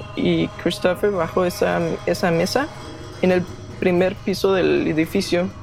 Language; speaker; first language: Spanish; non-native, fluent; Danish